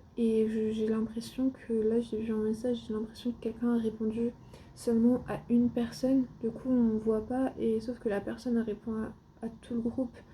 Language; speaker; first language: French; native; French